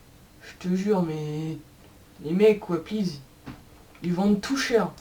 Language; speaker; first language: French; native; French